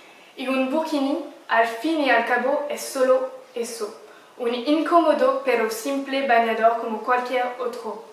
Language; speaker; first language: Spanish; non-native, learner; French